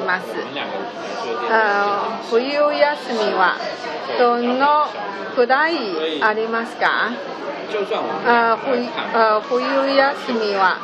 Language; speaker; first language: Japanese; non-native, learner; Chinese